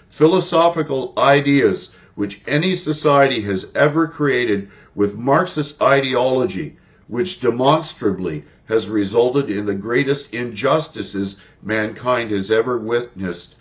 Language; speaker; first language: English; native; English